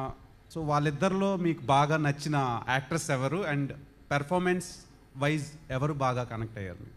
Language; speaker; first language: Telugu; native; Telugu